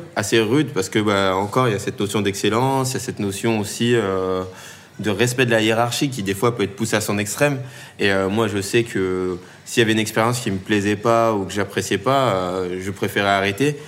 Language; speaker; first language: French; native; French